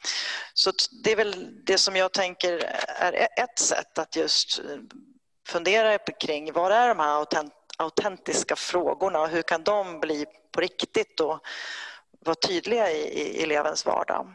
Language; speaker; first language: Swedish; native; Swedish